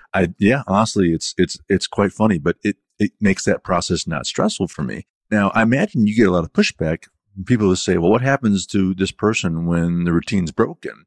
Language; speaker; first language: English; native; English